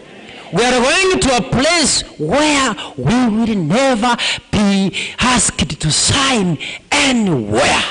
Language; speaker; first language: English; non-native, local second language; Gusii